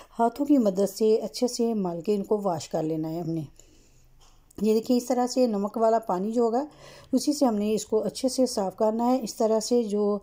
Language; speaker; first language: Urdu; native; Urdu